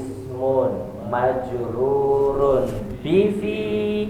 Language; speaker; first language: Arabic; non-native, fluent; Indonesian